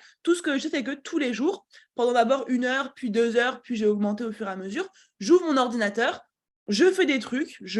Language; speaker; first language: French; native; French